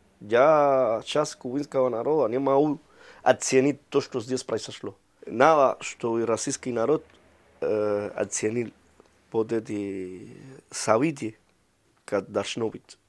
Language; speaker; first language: Russian; non-native, fluent; Spanish